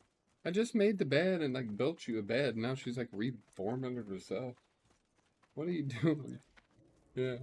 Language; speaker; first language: English; native; English